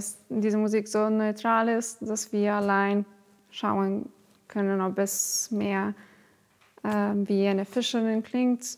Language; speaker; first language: German; non-native, fluent; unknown